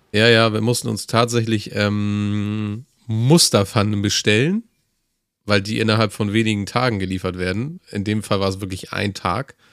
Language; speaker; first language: German; native; German